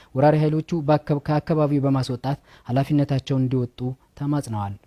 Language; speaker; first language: Amharic; native; Amharic